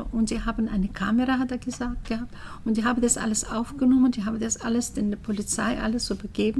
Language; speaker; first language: German; early bilingual, heritage; German